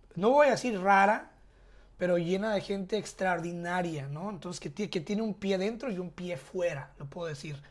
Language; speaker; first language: Spanish; early bilingual, heritage; Spanish